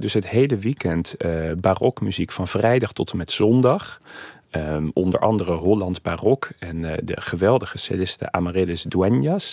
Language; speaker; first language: Dutch; native; Dutch